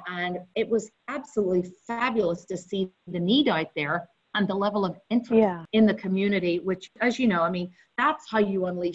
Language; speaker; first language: English; native; English